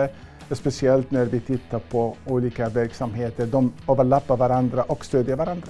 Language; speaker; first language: Swedish; non-native, fluent; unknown